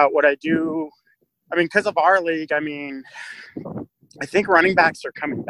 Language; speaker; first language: English; native; English